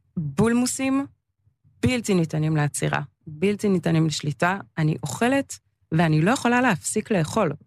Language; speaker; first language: Hebrew; early bilingual, other home language; English